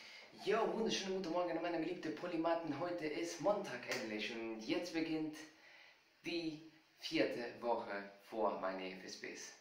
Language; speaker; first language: German; non-native, fluent; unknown